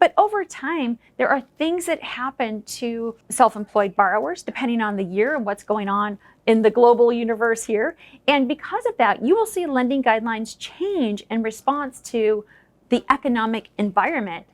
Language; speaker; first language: English; native; English